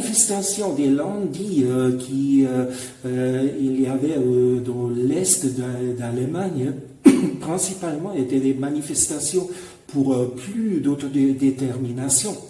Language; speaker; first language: French; non-native, fluent; German